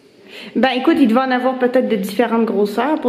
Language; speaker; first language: French; native; French